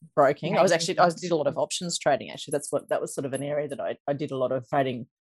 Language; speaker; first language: English; native; English